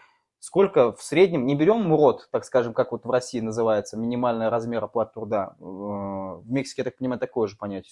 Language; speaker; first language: Russian; native; Russian